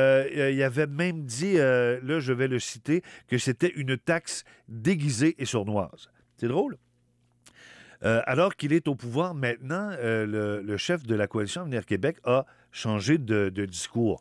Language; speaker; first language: French; native; French